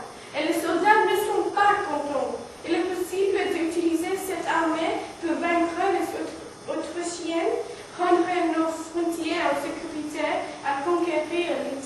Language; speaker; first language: French; non-native, learner; English